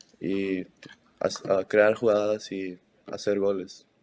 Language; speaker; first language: Spanish; early bilingual, heritage; Spanish